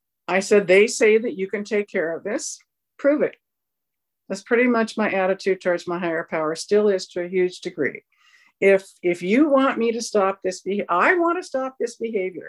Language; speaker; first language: English; native; English